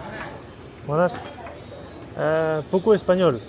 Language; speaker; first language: Spanish; non-native, learner; French